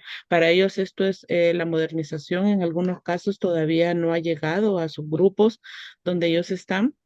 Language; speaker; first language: Spanish; native; Spanish